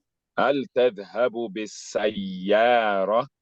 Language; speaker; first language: Arabic; non-native, fluent; English